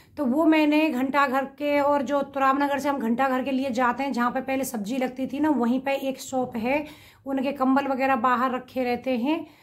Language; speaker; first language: Hindi; native; Hindi